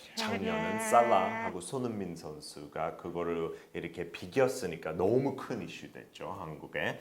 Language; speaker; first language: Korean; non-native, fluent; English